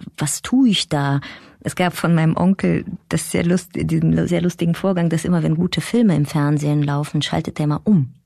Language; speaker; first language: German; early bilingual, other home language; Russian